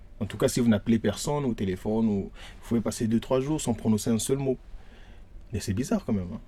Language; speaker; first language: French; non-native, local second language; Lingala